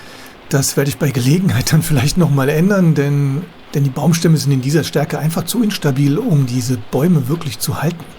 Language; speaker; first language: German; native; German